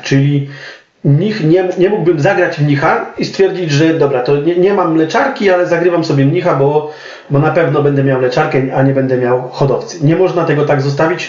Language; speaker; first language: Polish; native; Polish